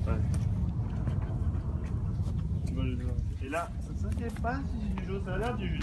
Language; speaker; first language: French; early bilingual, other home language; Japanese